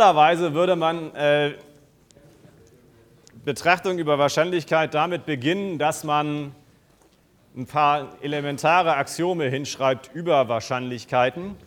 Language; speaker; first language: German; native; German